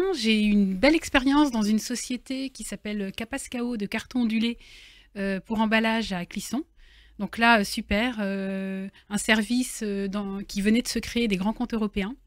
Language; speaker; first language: French; native; French